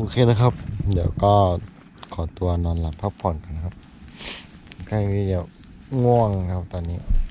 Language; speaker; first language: Thai; non-native, local second language; Karen languages